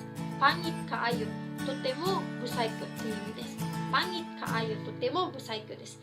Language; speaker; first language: Japanese; non-native, fluent; Filipino